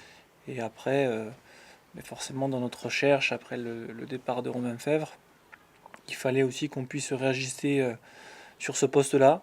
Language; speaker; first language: French; native; French